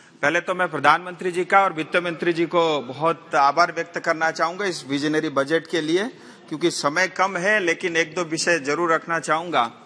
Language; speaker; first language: Hindi; non-native, local second language; Nepali